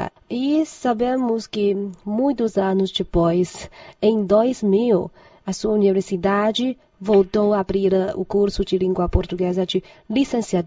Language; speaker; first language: Portuguese; non-native, fluent; Chinese